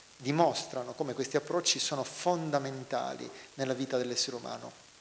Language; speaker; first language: Italian; native; Italian